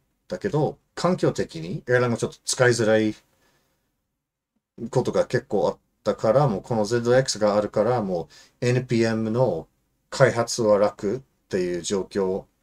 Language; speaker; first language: Japanese; non-native, fluent; English